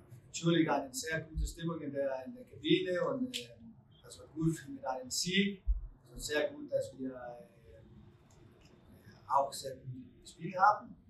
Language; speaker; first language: German; non-native, learner; Danish